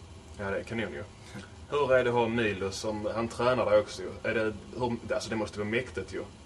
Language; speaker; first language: Swedish; native; Swedish